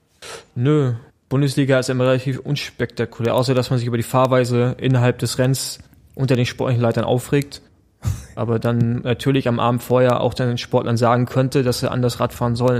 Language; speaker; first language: German; native; German